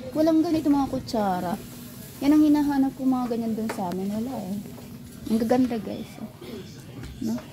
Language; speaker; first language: Filipino; non-native, local second language; Waray